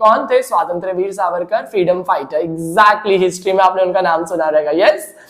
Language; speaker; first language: Hindi; non-native, local second language; Marathi